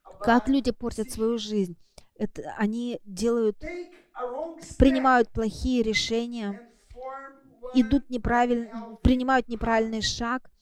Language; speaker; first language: Russian; non-native, fluent; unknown